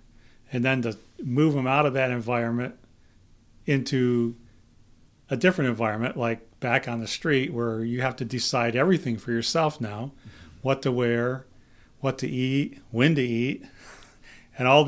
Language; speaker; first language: English; native; English